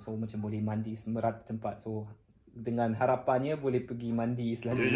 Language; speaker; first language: Malay; non-native, fluent; German